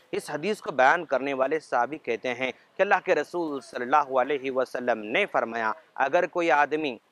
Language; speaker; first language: Urdu; native; Urdu